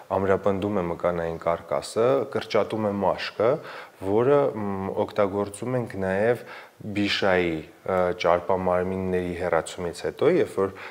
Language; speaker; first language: Armenian; native; Armenian